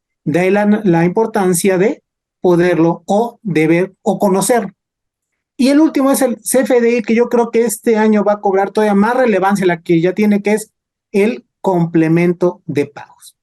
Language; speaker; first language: Spanish; native; Spanish